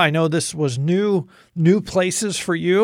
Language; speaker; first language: English; native; English